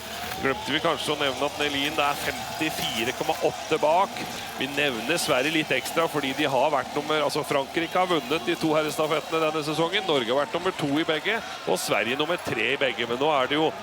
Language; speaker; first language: Norwegian; native; Norwegian